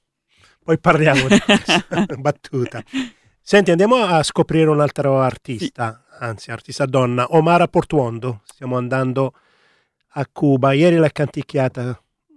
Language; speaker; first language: Italian; native; Italian